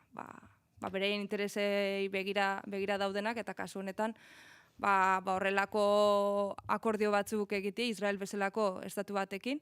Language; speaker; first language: Basque; native; Basque